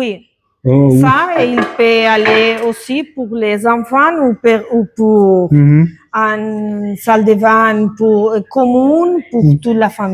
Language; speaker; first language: French; non-native, learner; Spanish